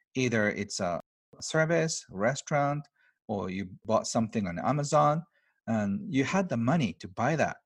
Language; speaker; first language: English; non-native, fluent; Japanese